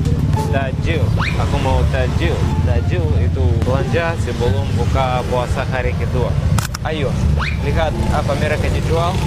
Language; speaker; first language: Indonesian; non-native, learner; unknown